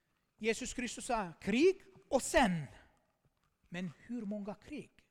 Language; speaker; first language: Swedish; non-native, fluent; Armenian